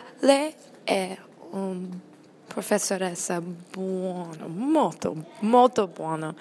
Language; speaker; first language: Italian; non-native, learner; English